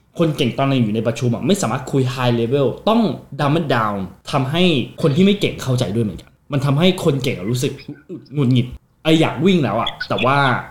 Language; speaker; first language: Thai; non-native, fluent; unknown